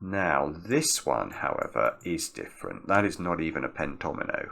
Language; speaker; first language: English; native; English